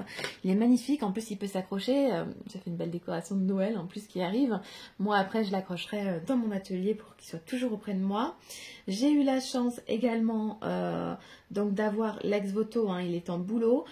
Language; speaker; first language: French; native; French